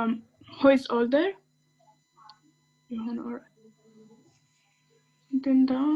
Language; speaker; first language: English; non-native, learner; Arabic